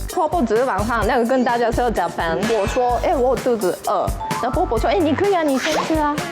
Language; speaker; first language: Chinese; non-native, fluent; Japanese